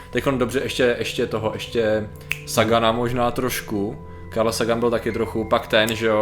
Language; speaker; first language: Czech; native; Czech